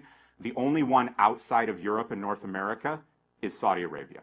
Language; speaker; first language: English; native; English